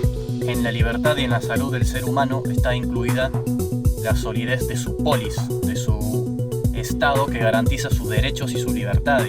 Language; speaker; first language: Spanish; native; Spanish